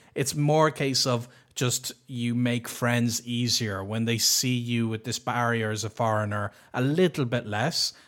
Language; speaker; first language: English; native; English